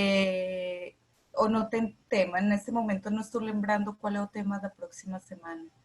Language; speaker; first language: Portuguese; non-native, fluent; Spanish